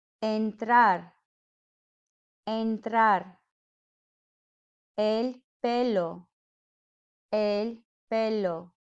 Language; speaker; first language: Spanish; non-native, fluent; English